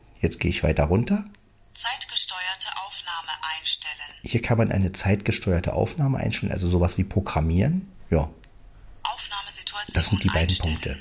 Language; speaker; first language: German; native; German